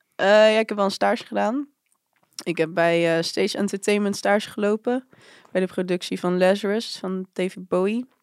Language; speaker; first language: Dutch; native; Dutch